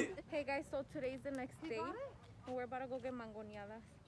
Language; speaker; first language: English; early bilingual, other home language; Spanish